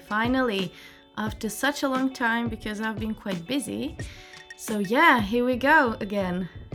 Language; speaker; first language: English; non-native, fluent; Czech